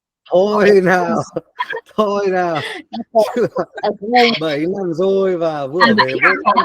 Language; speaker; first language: Vietnamese; non-native, fluent; Spanish